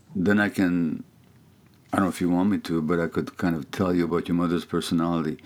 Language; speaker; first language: English; non-native, fluent; Hungarian